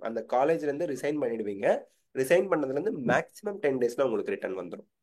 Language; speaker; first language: Tamil; native; Tamil